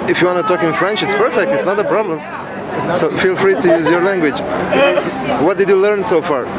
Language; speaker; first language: English; non-native, fluent; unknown